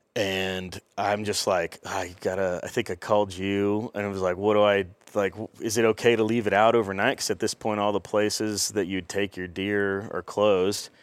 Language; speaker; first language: English; native; English